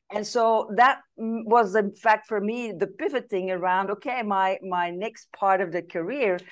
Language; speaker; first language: English; non-native, fluent; Dutch